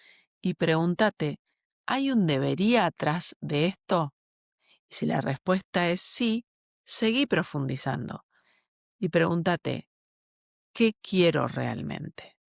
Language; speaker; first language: Spanish; native; Spanish